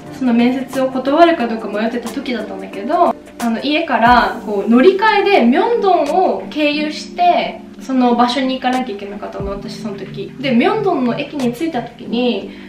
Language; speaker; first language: Japanese; native; Japanese